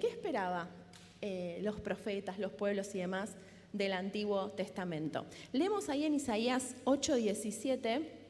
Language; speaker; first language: Spanish; native; Spanish